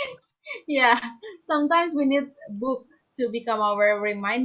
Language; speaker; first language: English; non-native, fluent; Indonesian